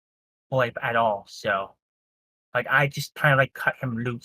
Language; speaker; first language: English; native; English